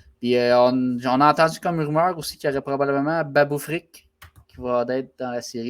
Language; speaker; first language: French; native; French